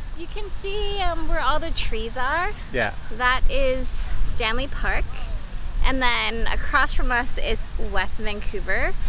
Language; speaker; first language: English; native; English